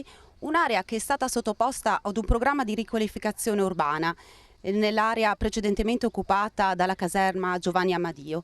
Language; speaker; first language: Italian; native; Italian